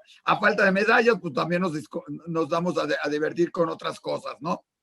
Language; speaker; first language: Spanish; native; Spanish